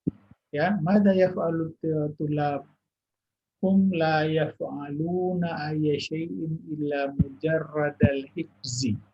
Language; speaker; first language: Arabic; non-native, fluent; Indonesian